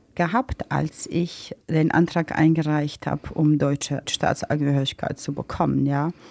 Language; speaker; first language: German; non-native, fluent; Bosnian